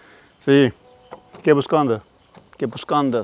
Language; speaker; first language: Spanish; non-native, learner; Urdu